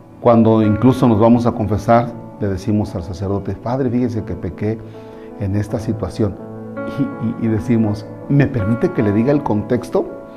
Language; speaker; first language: Spanish; native; Spanish